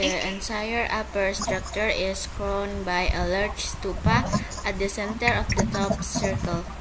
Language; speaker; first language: English; non-native, learner; Indonesian